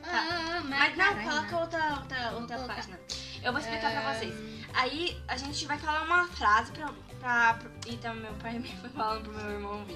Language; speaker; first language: Portuguese; early bilingual, heritage; Portuguese